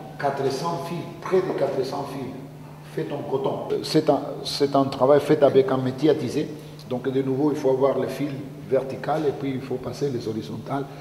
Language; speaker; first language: French; non-native, fluent; Spanish